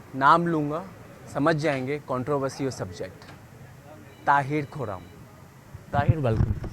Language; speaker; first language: Hindi; native; Hindi